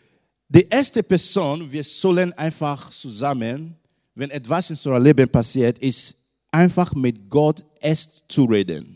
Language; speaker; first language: German; non-native, learner; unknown